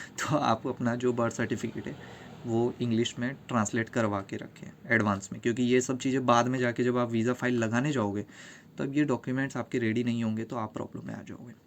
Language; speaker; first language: Hindi; native; Hindi